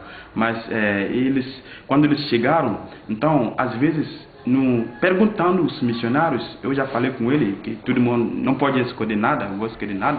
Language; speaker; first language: Portuguese; non-native, fluent; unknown